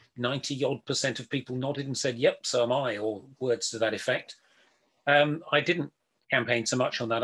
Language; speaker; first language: English; native; English